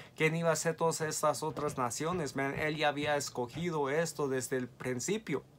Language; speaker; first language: Spanish; early bilingual, heritage; Spanish